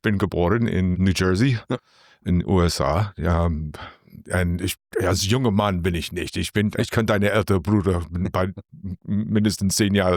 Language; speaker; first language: German; non-native, learner; English